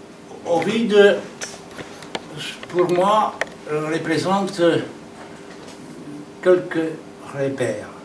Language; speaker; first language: French; non-native, fluent; Romanian